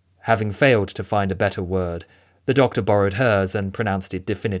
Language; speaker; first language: English; native; English